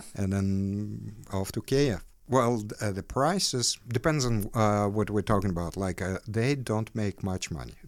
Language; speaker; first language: English; non-native, fluent; Ukrainian